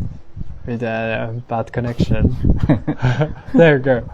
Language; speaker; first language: English; non-native, fluent; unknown